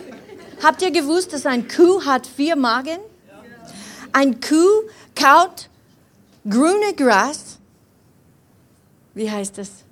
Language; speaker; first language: German; non-native, fluent; English